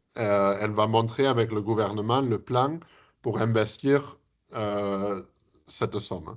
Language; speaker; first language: French; early bilingual, heritage; English